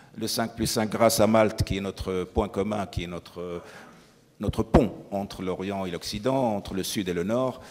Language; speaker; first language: French; non-native, local second language; Arabic